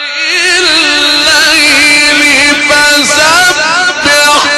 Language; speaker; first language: Arabic; native; Arabic